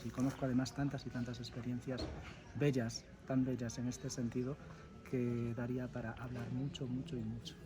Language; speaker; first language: Spanish; native; Spanish